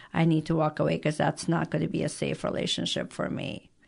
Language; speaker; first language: English; early bilingual, other home language; Persian